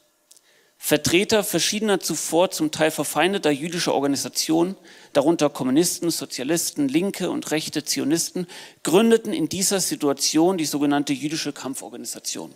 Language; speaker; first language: German; native; German